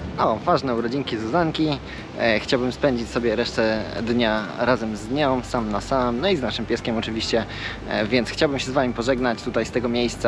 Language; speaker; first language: Polish; native; Polish